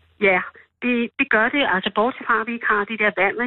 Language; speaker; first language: Danish; native; Danish